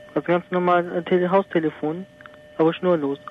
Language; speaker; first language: German; early bilingual, other home language; Turkish